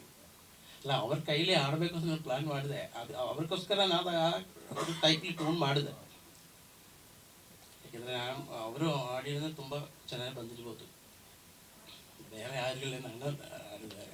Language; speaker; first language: Kannada; non-native, learner; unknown